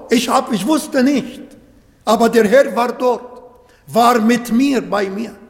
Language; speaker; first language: German; non-native, learner; Arabic